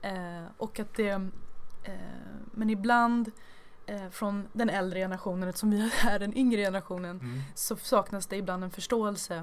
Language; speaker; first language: Swedish; native; Swedish